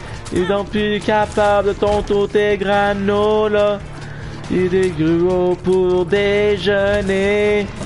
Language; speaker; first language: French; native; French